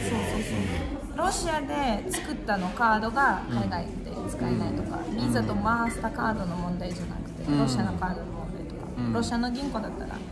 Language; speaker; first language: Japanese; non-native, fluent; Russian